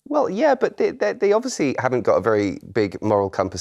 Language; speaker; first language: English; native; English